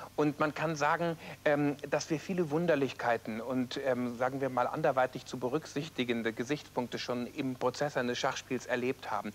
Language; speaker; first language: German; native; German